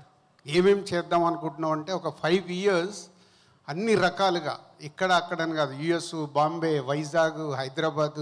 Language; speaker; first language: Telugu; native; Telugu